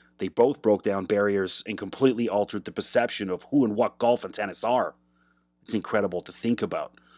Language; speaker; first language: English; native; English